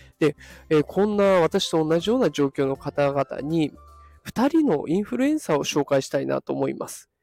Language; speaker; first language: Japanese; native; Japanese